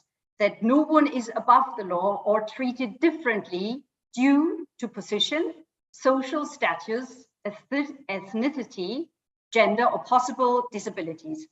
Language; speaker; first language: English; non-native, fluent; German